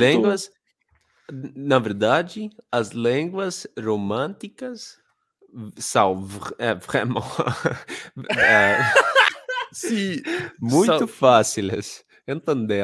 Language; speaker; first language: Portuguese; non-native, learner; English